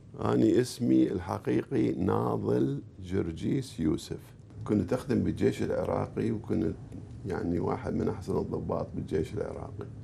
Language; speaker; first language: Arabic; native; Arabic